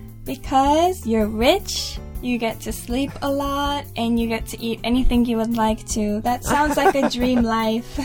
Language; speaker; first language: English; early bilingual, other home language; Japanese